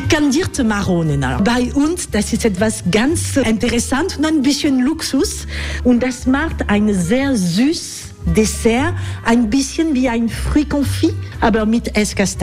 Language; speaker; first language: German; non-native, fluent; French